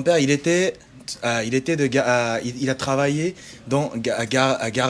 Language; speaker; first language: French; non-native, fluent; Japanese